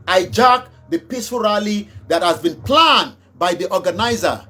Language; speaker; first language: English; non-native, local second language; Yoruba